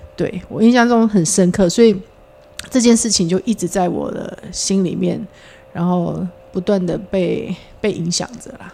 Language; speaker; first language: Chinese; native; Chinese